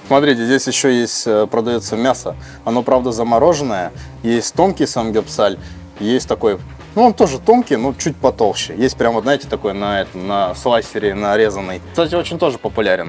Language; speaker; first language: Russian; native; Russian